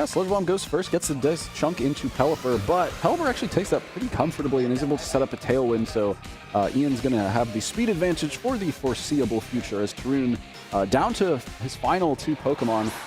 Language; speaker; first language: English; native; English